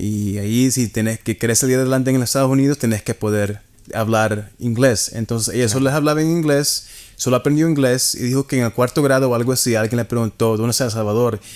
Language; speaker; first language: Spanish; early bilingual, heritage; Spanish